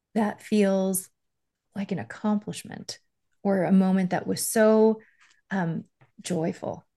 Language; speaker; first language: English; native; English